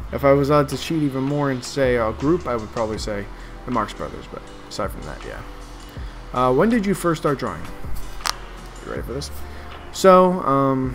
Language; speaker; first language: English; native; English